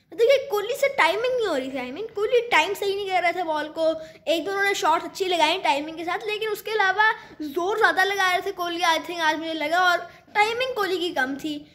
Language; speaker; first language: Urdu; native; Urdu